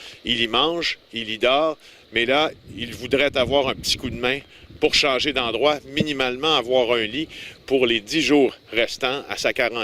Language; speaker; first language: French; native; French